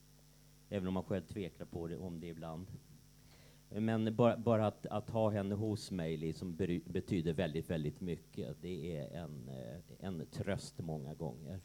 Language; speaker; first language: Swedish; native; Swedish